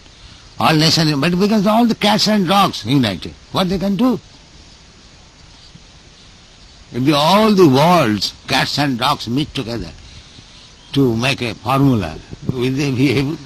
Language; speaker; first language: English; non-native, local second language; Bangla